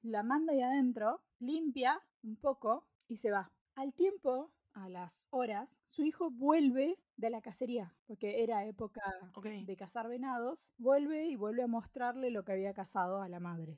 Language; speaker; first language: Spanish; native; Spanish